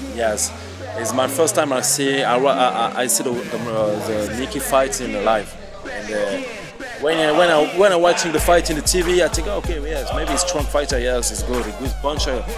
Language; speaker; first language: English; non-native, fluent; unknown